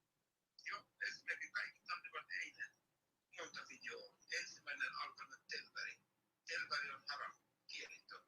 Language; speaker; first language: Finnish; non-native, learner; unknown